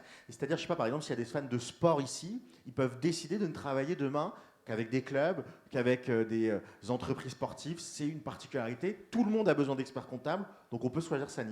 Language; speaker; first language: French; native; French